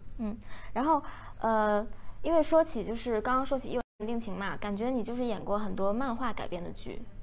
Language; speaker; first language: Chinese; native; Chinese